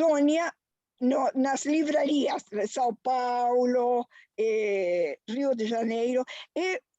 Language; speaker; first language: Portuguese; non-native, fluent; Spanish